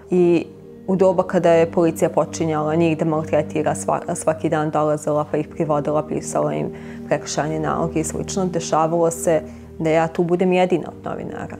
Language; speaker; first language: Bosnian; native; Bosnian